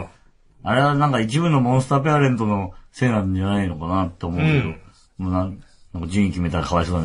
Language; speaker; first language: Japanese; native; Japanese